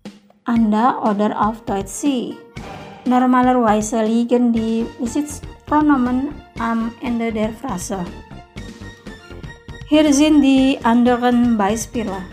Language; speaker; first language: German; non-native, fluent; Indonesian